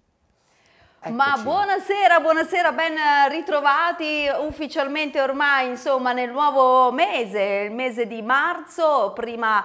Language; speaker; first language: Italian; native; Italian